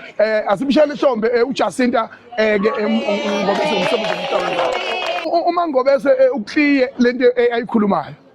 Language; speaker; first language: Zulu; native; Zulu